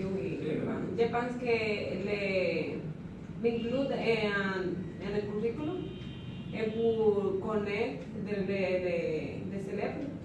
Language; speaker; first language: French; non-native, learner; Spanish